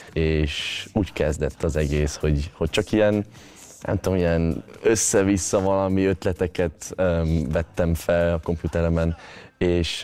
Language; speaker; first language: Hungarian; early bilingual, heritage; Hungarian